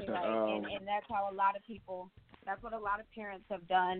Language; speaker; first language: English; native; English